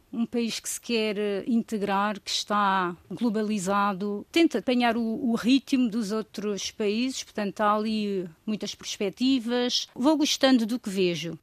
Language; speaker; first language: Portuguese; non-native, local second language; Kabuverdianu